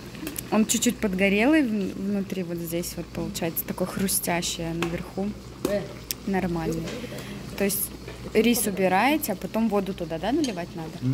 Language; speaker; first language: Russian; native; Russian